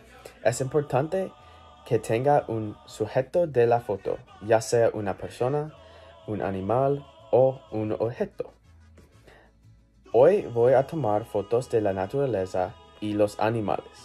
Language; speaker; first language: Spanish; non-native, learner; English